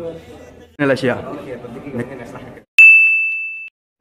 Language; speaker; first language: Arabic; native; Arabic